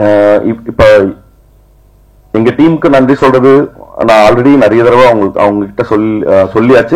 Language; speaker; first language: Tamil; native; Tamil